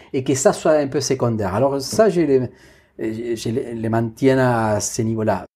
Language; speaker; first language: French; non-native, fluent; Spanish